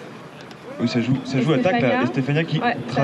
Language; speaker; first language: French; native; French